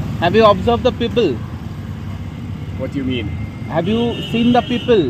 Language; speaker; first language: English; non-native, local second language; Bangla